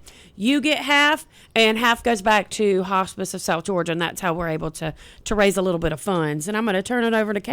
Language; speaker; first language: English; native; English